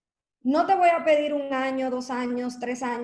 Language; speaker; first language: Spanish; native; Spanish